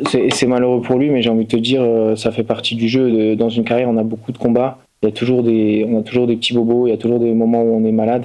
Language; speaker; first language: French; native; French